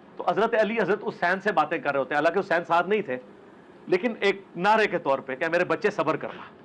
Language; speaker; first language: Urdu; non-native, local second language; Punjabi